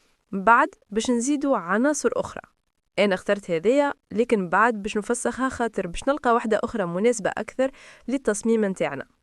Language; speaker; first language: Arabic; native; Arabic